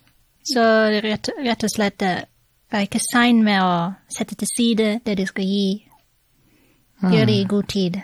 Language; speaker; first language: Norwegian; non-native, fluent; English